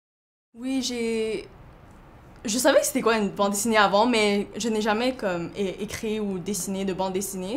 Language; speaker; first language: French; early bilingual, other home language; Chinese